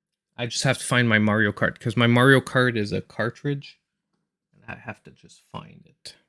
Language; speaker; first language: English; native; English